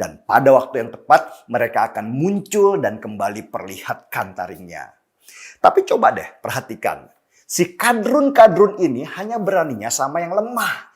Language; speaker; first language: Indonesian; native; Indonesian